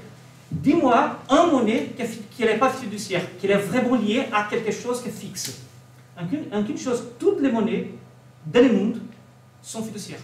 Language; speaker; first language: French; non-native, learner; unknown